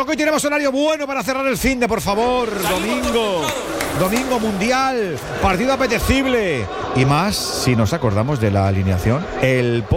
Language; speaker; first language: Spanish; native; Spanish